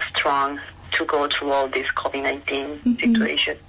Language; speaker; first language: English; non-native, learner; Spanish